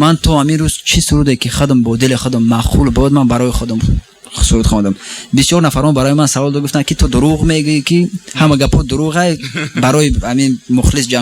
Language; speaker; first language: Persian; non-native, local second language; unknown